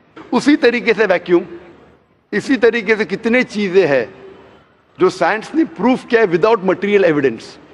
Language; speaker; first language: Hindi; non-native, local second language; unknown